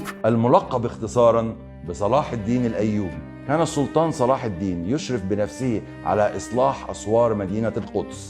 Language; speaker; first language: Arabic; native; Arabic